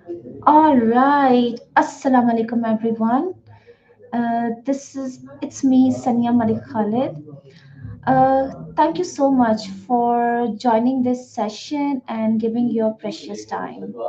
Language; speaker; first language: English; non-native, local second language; Urdu